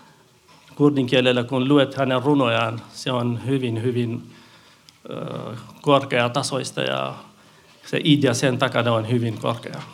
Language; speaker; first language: Finnish; non-native, fluent; Central Kurdish